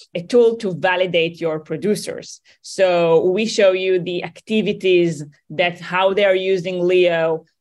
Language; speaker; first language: English; non-native, fluent; Hebrew